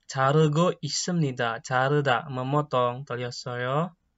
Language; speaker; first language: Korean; non-native, fluent; Indonesian